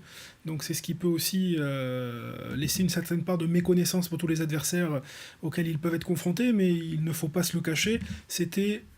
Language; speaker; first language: French; native; French